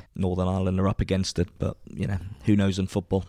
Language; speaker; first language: English; native; English